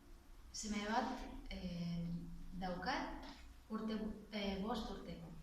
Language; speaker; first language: Basque; non-native, learner; Romanian